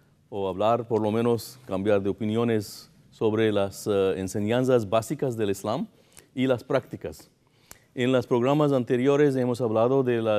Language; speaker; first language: Spanish; non-native, fluent; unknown